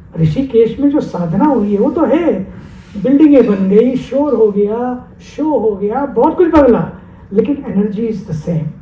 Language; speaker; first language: Hindi; native; Hindi